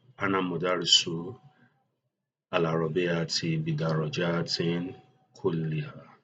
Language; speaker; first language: Arabic; non-native, fluent; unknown